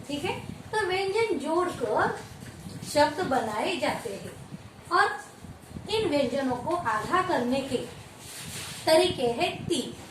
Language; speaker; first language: Hindi; non-native, local second language; Marathi